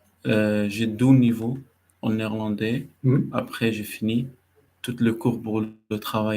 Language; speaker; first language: French; non-native, learner; Arabic